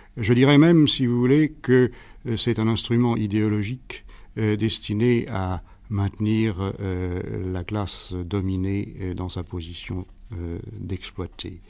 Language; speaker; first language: French; native; French